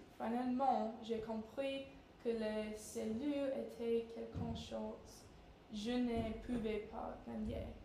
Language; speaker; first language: French; non-native, learner; English